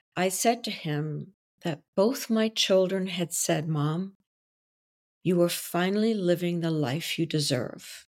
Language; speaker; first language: English; non-native, fluent; French